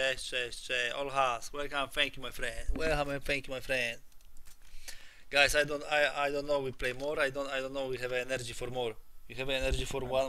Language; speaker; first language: English; non-native, learner; Polish